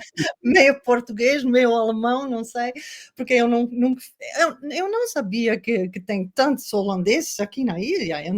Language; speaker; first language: Portuguese; non-native, learner; Dutch